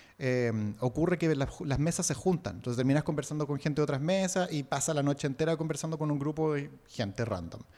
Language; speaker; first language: Spanish; native; Spanish